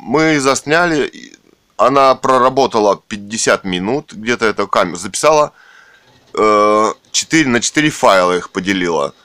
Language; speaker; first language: Russian; native; Russian